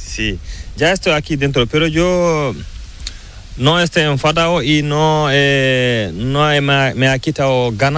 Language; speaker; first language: Spanish; non-native, learner; Fula